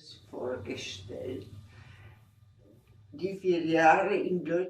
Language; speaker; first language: German; non-native, fluent; Czech